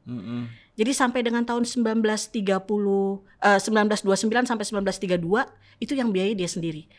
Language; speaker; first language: Indonesian; native; Indonesian